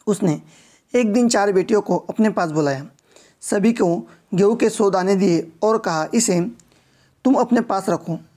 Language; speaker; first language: Hindi; non-native, local second language; Marathi